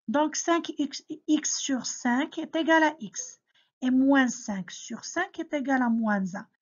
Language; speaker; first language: French; non-native, local second language; Arabic